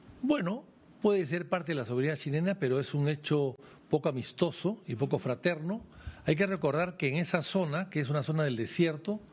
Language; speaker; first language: Spanish; native; Spanish